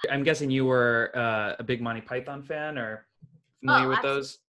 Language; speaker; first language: English; native; English